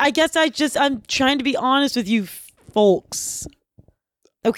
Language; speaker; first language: English; native; English